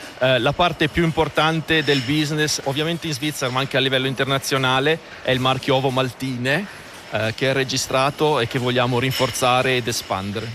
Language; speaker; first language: Italian; native; Italian